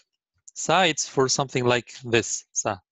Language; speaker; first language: English; non-native, learner; Arabic